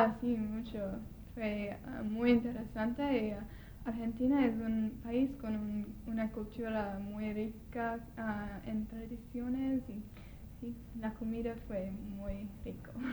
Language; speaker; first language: Spanish; non-native, learner; English